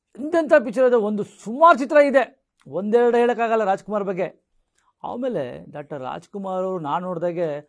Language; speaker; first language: Kannada; non-native, local second language; Marathi